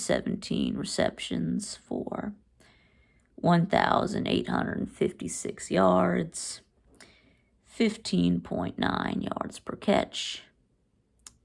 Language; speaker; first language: English; native; English